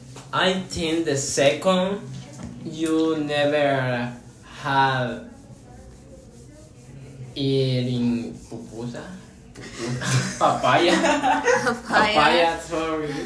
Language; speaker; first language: English; non-native, learner; Spanish